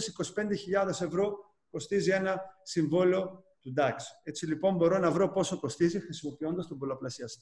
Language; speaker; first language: Greek; native; Greek